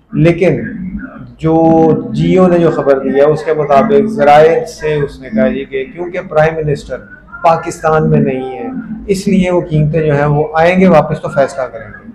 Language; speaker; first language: Urdu; non-native, local second language; Punjabi